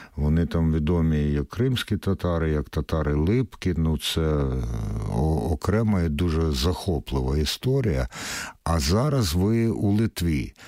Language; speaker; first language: Ukrainian; native; Ukrainian